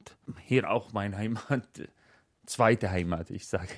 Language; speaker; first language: German; non-native, learner; Arabic